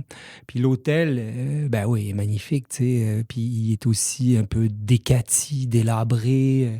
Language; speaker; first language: French; native; French